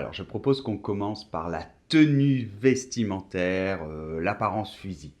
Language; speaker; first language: French; native; French